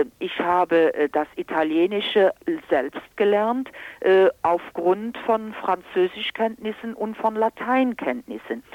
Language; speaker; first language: German; non-native, local second language; Luxembourgish